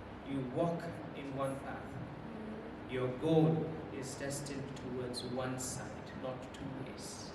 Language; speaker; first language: English; non-native, local second language; Telugu